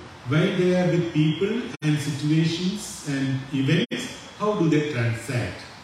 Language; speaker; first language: English; non-native, local second language; Malayalam